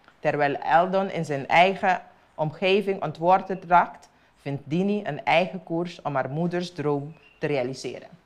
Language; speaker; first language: Dutch; non-native, local second language; Papiamento